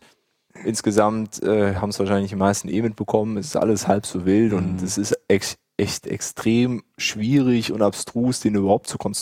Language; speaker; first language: German; native; German